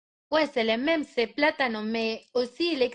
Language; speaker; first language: French; non-native, learner; Spanish